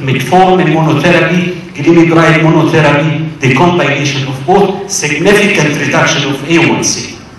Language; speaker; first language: English; non-native, fluent; Arabic